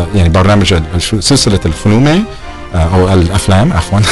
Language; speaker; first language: Arabic; non-native, fluent; English